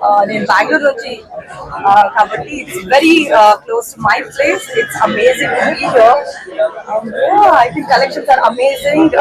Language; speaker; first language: Telugu; non-native, learner; Kannada